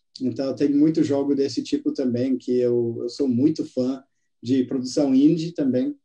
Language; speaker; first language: Portuguese; non-native, fluent; English